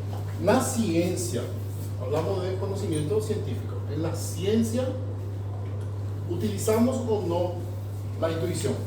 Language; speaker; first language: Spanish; non-native, fluent; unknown